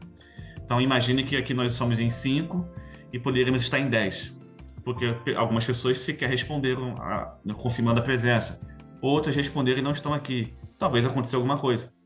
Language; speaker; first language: Portuguese; native; Portuguese